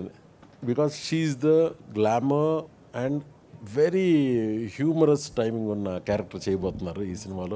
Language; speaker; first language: Telugu; native; Telugu